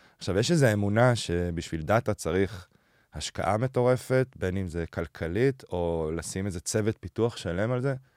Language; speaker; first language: Hebrew; native; Hebrew